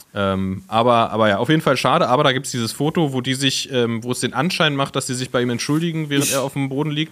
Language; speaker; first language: German; native; German